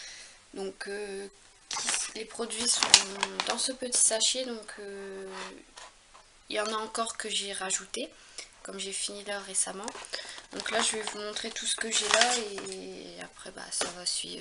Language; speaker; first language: French; native; French